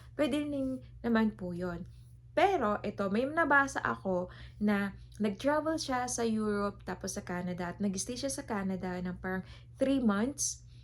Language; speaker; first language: Filipino; native; Filipino